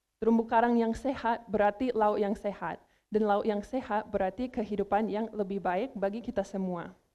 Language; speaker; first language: Indonesian; non-native, fluent; English